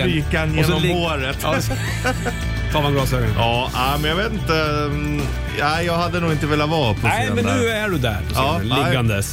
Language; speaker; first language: Swedish; native; Swedish